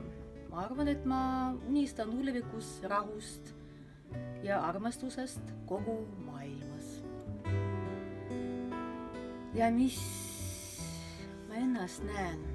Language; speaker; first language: Estonian; non-native, local second language; Russian